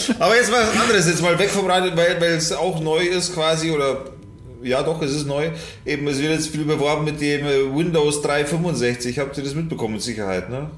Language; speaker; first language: German; early bilingual, other home language; Polish